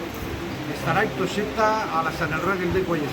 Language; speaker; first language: Arabic; non-native, learner; Spanish